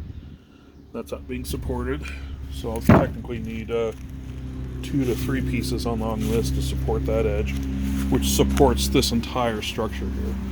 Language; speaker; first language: English; native; English